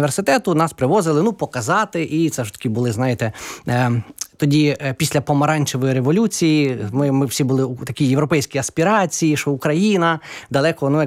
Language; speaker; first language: Ukrainian; native; Ukrainian